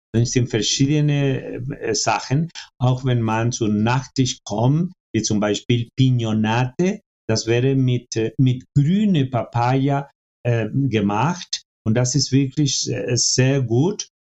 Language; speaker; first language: German; non-native, fluent; Spanish